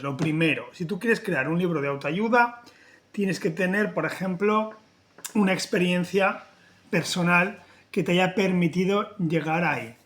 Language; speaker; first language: Spanish; native; Spanish